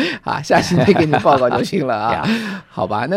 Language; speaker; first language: Chinese; native; Chinese